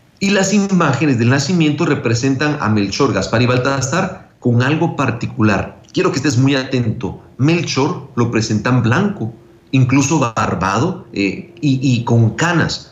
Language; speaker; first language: Spanish; native; Spanish